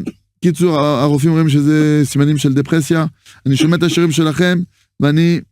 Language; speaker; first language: Hebrew; non-native, fluent; French